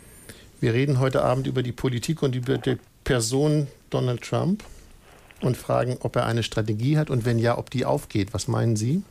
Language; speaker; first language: German; native; German